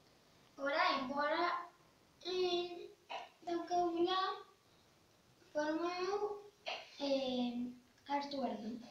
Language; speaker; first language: Basque; non-native, local second language; Spanish